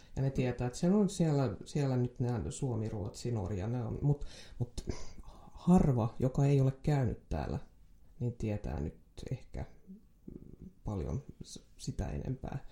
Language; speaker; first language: Finnish; non-native, local second language; Swedish